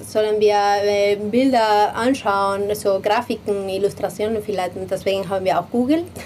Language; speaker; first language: German; non-native, learner; Spanish